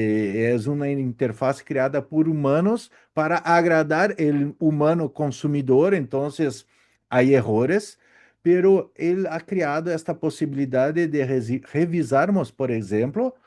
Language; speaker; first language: Spanish; non-native, learner; Portuguese